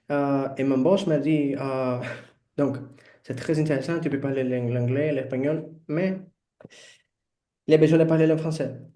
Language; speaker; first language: French; non-native, learner; Portuguese